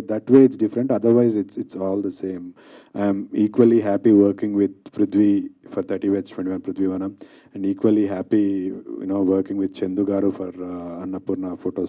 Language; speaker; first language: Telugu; native; Telugu